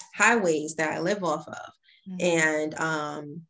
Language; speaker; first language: English; native; English